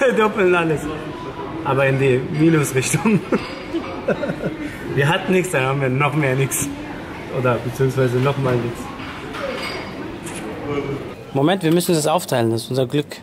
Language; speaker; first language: German; native; German